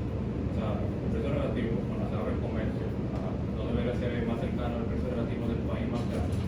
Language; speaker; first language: Spanish; native; Spanish